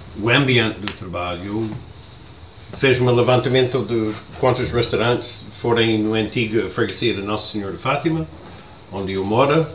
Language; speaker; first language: Portuguese; non-native, learner; English